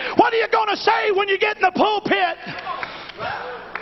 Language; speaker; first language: English; native; English